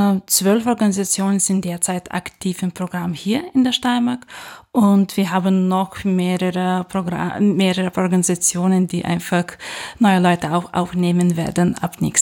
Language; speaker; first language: German; non-native, fluent; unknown